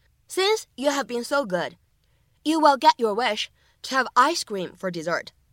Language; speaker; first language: English; non-native, fluent; Chinese